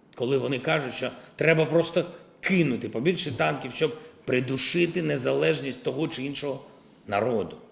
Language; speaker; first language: Ukrainian; non-native, local second language; Russian